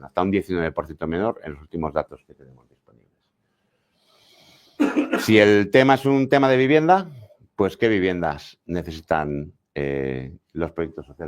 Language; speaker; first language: Spanish; native; Spanish